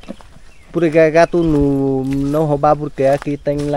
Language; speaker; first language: Portuguese; non-native, learner; Vietnamese